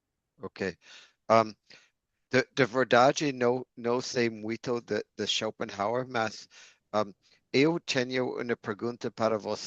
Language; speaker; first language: Portuguese; non-native, learner; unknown